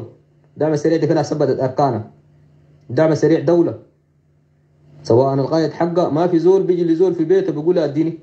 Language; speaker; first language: Arabic; native; Arabic